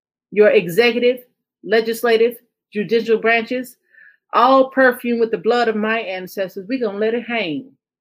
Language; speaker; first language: English; early bilingual, other home language; Spanish